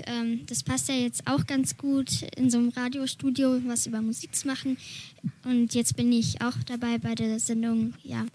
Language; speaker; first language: German; native; German